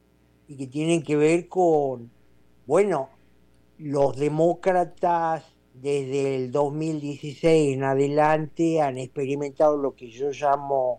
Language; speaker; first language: Spanish; native; Spanish